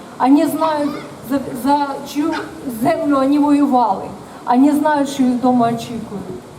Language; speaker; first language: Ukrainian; non-native, local second language; Russian